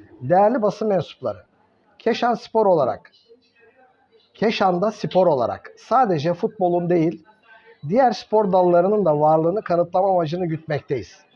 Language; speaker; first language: Turkish; native; Turkish